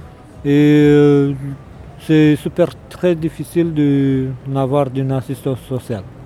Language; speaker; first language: French; non-native, learner; Romanian